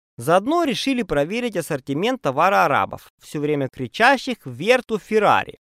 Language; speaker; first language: Russian; native; Russian